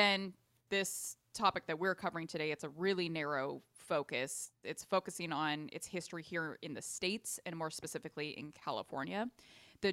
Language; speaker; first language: English; native; English